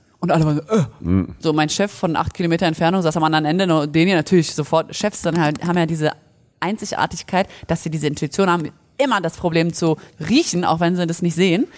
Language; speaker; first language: German; early bilingual, other home language; Polish